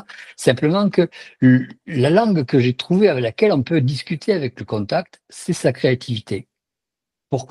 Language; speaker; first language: French; native; French